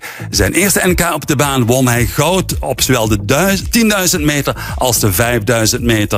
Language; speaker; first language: Dutch; native; Dutch